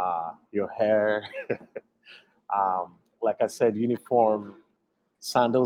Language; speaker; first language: English; non-native, local second language; Igbo